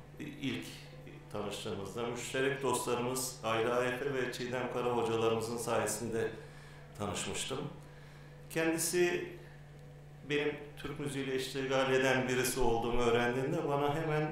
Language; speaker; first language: Turkish; native; Turkish